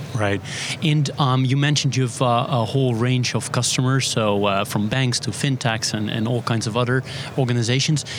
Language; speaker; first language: English; non-native, fluent; Dutch